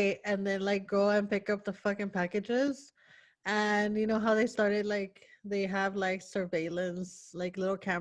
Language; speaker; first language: English; early bilingual, other home language; Spanish